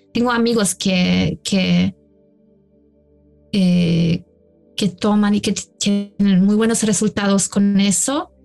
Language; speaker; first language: Spanish; non-native, fluent; German